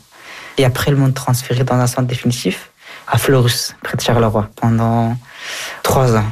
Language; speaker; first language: French; non-native, fluent; Persian